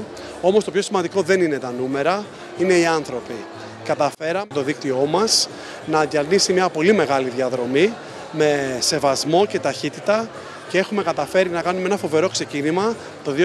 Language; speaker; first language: Greek; native; Greek